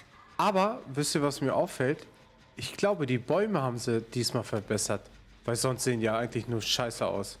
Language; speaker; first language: German; native; German